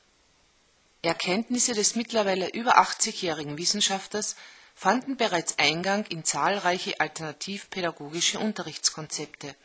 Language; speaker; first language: German; native; German